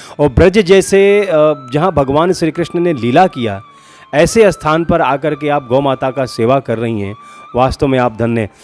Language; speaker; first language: Hindi; native; Hindi